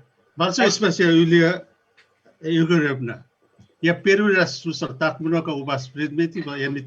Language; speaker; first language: Russian; non-native, learner; Nepali